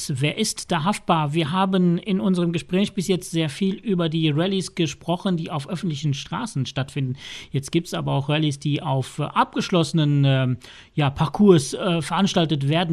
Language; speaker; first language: German; native; German